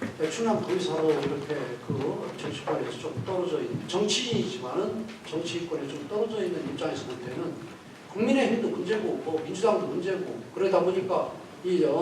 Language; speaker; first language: Korean; native; Korean